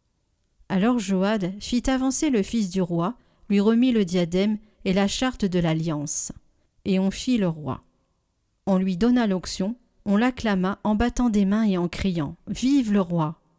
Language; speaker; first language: French; native; French